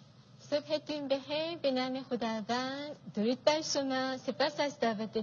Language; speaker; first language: Persian; non-native, fluent; Japanese